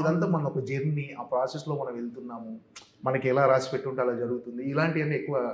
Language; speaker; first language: Telugu; native; Telugu